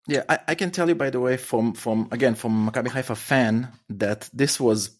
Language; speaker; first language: English; non-native, fluent; Hebrew